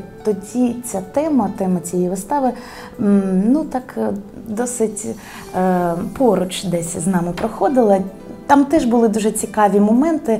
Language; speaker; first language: Ukrainian; native; Ukrainian